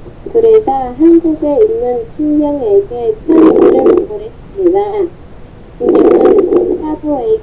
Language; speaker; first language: Korean; non-native, learner; Vietnamese